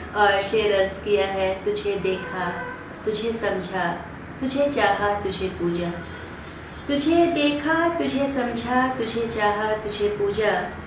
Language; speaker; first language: Hindi; native; Hindi